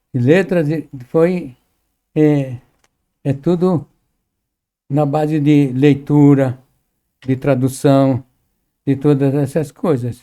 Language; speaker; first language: Portuguese; early bilingual, other home language; Arabic